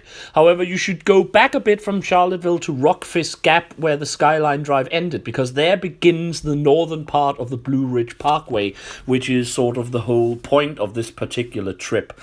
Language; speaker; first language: English; non-native, fluent; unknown